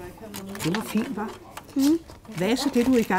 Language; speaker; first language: Danish; native; Danish